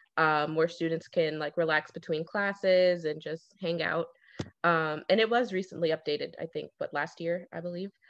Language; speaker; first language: English; native; English